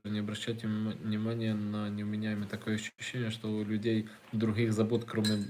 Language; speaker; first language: Russian; non-native, local second language; Ukrainian